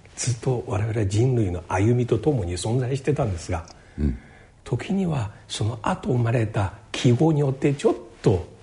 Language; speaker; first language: Japanese; non-native, fluent; Chinese